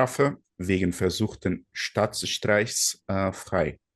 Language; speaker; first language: German; non-native, fluent; Portuguese